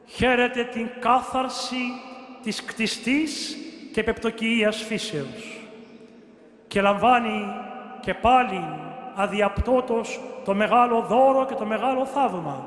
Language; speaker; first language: Greek; native; Greek